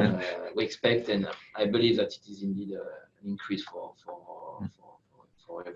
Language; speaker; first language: English; non-native, fluent; French